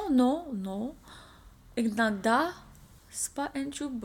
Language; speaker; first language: Russian; non-native, learner; English